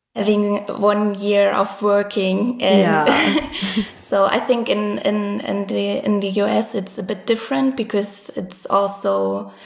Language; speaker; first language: English; non-native, fluent; German